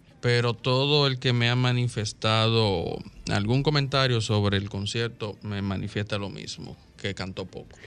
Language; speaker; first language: Spanish; native; Spanish